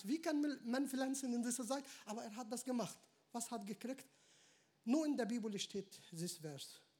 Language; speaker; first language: German; non-native, learner; Arabic